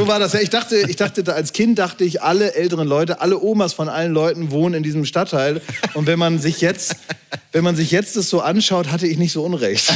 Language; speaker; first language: German; native; German